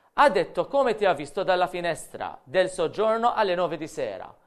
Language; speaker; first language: Italian; non-native, fluent; Maltese